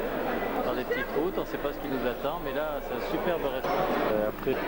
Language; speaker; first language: French; native; French